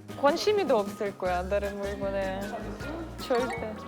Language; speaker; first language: Korean; non-native, fluent; Russian